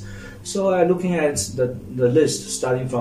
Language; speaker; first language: English; non-native, fluent; Chinese